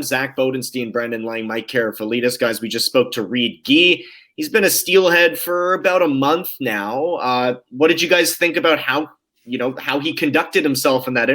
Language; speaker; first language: English; native; English